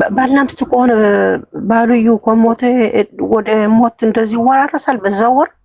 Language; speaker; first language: Amharic; non-native, learner; Tigrinya